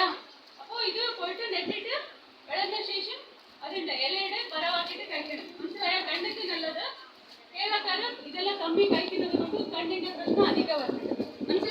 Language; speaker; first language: Malayalam; non-native, learner; Kannada